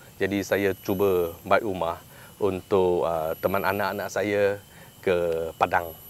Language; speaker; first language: Malay; non-native, local second language; Chinese